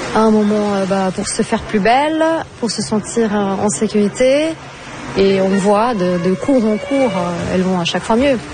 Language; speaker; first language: French; non-native, fluent; Portuguese